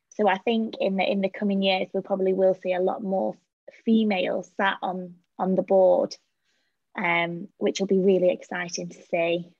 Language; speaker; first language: English; native; English